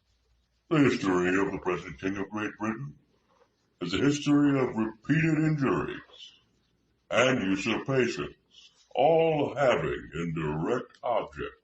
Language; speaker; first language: English; native; English